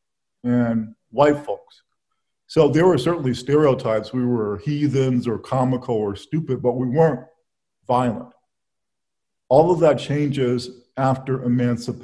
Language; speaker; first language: English; native; English